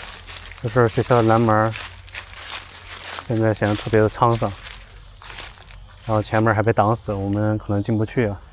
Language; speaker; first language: Chinese; native; Chinese